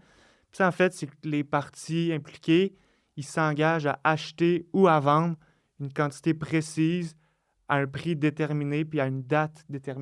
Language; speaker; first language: French; native; French